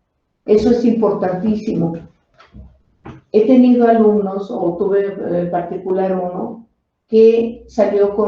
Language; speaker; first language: Spanish; native; Spanish